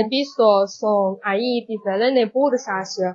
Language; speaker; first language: Spanish; non-native, learner; Chinese